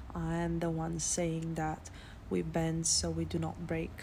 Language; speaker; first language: English; non-native, fluent; Bulgarian